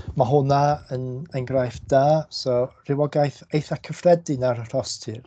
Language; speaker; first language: Welsh; non-native, local second language; English